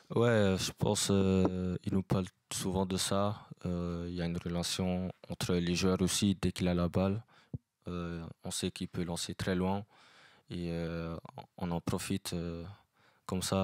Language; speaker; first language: French; non-native, fluent; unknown